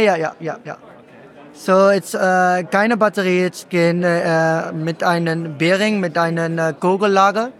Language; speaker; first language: German; non-native, learner; Dutch